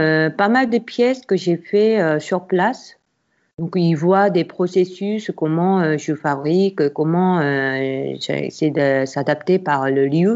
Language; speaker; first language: French; non-native, fluent; Korean